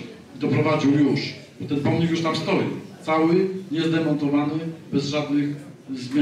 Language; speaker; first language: Polish; native; Polish